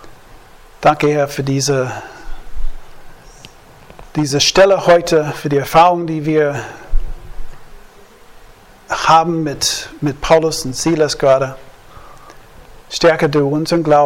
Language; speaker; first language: German; non-native, fluent; English